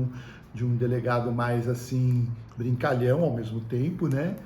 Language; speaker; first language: Portuguese; native; Portuguese